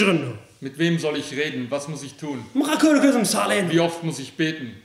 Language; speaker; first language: German; early bilingual, other home language; Aramaic